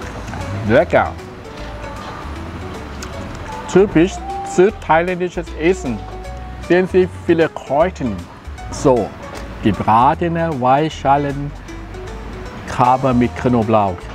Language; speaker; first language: German; non-native, fluent; Thai